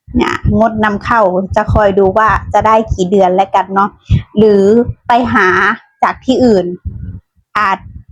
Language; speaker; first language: Thai; native; Thai